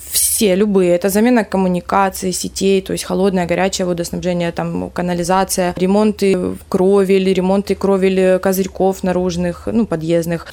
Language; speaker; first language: Russian; native; Russian